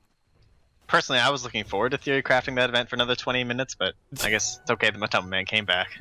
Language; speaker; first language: English; native; English